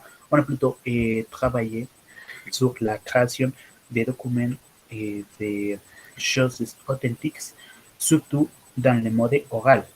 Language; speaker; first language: French; non-native, learner; Spanish